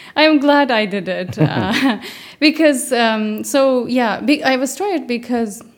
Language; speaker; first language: English; non-native, fluent; Turkish